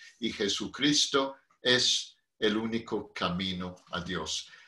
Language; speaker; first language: Spanish; non-native, fluent; English